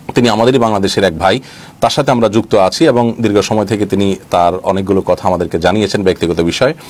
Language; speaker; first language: Bangla; native; Bangla